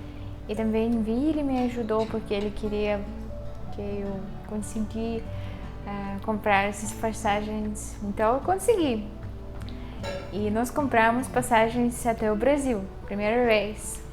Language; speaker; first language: Portuguese; non-native, fluent; Russian